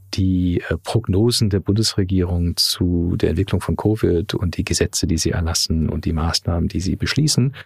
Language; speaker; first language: German; early bilingual, heritage; English